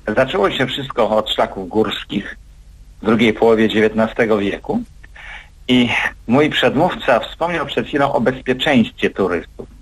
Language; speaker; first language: Polish; native; Polish